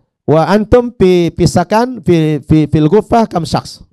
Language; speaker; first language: Arabic; non-native, fluent; Indonesian